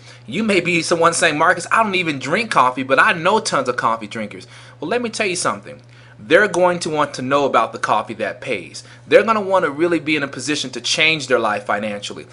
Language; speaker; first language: English; native; English